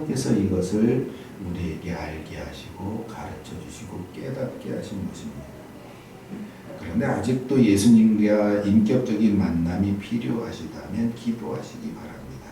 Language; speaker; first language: Korean; native; Korean